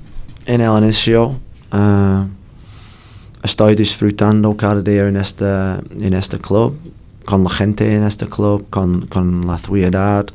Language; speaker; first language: Spanish; non-native, learner; English